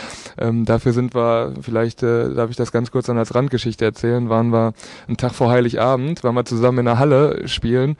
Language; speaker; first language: German; native; German